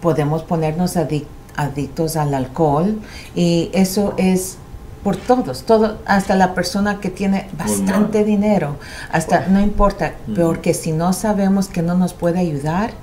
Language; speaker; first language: Spanish; early bilingual, heritage; Spanish